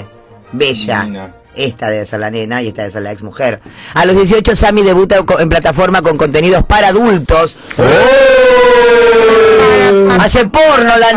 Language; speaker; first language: Spanish; native; Spanish